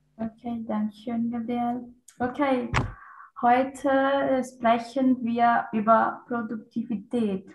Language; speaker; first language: German; non-native, learner; Portuguese